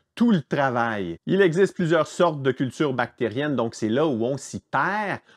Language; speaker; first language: French; native; French